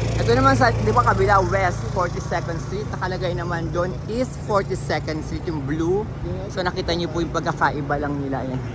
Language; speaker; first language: Filipino; native; Filipino